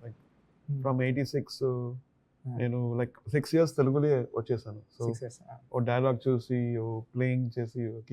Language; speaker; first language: Telugu; non-native, learner; Tamil